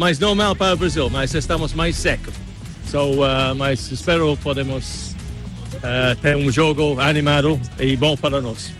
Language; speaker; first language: Portuguese; non-native, learner; English